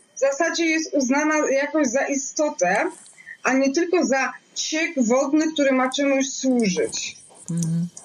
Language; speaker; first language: Polish; native; Polish